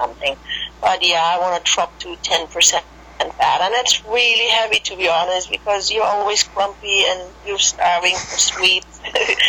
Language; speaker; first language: English; non-native, fluent; German